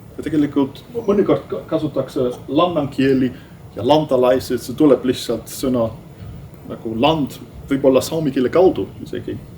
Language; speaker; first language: Estonian; non-native, fluent; Dutch